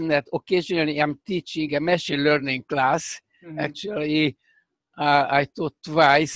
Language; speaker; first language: English; non-native, fluent; Hungarian